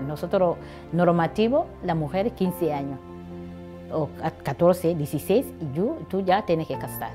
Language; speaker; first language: Spanish; non-native, learner; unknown